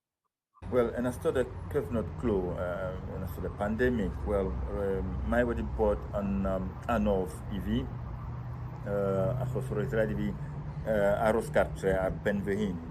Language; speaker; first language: Welsh; non-native, fluent; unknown